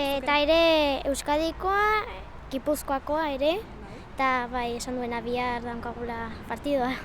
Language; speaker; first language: Basque; non-native, local second language; Spanish